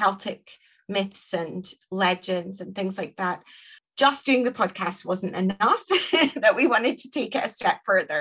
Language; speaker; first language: English; native; English